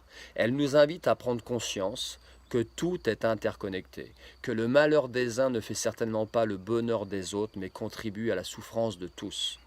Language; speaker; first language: French; native; French